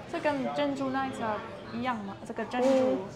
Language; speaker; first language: Chinese; non-native, learner; German